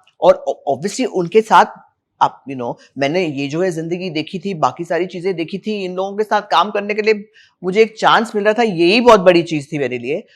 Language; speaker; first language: Hindi; non-native, local second language; Punjabi